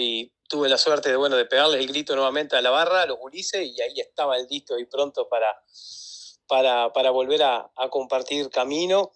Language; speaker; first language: Spanish; native; Spanish